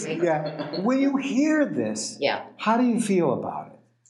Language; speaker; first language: English; native; English